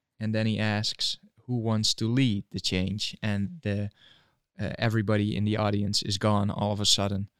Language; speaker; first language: English; non-native, fluent; Dutch